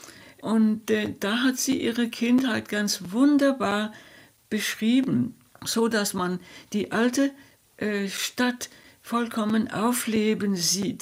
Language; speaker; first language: German; non-native, fluent; Danish